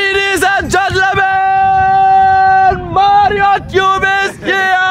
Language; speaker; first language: English; non-native, learner; Greek